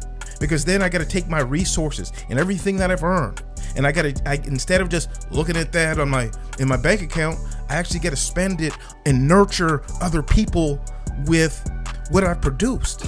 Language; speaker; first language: English; native; English